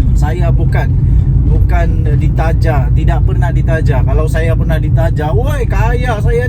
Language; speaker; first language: Malay; native; Malay